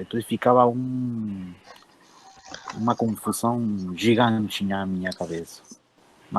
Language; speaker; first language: Portuguese; non-native, fluent; Spanish